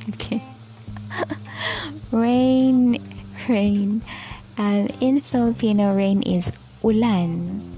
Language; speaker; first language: English; non-native, local second language; Cebuano